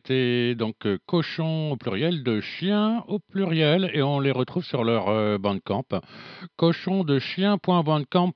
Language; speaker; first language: French; native; French